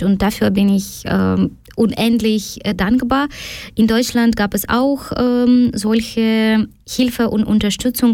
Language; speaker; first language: German; non-native, fluent; Ukrainian